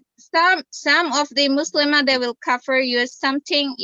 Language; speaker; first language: English; non-native, fluent; Indonesian